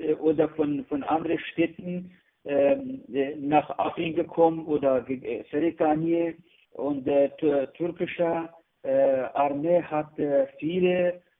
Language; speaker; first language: German; non-native, learner; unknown